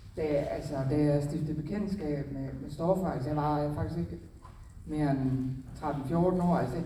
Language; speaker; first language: Danish; native; Danish